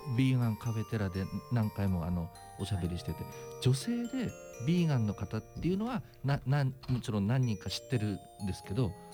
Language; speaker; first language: Japanese; native; Japanese